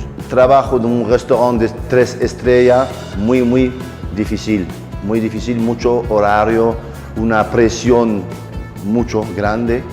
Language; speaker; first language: Spanish; non-native, learner; French